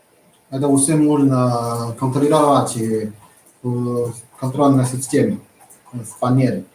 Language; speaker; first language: Russian; non-native, learner; Chinese